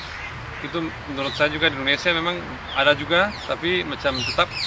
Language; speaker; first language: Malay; early bilingual, other home language; German